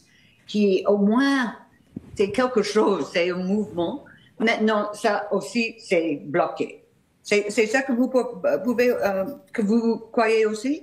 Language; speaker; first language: French; non-native, fluent; English